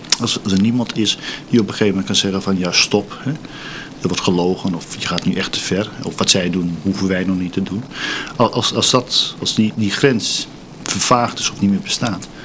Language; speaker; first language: Dutch; native; Dutch